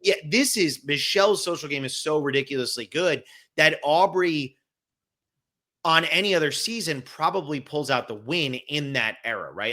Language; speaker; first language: English; native; English